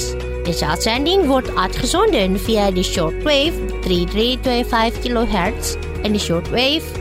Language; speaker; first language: Dutch; non-native, fluent; Indonesian